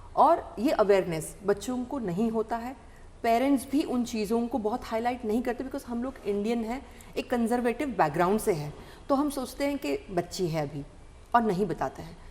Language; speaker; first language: Hindi; non-native, local second language; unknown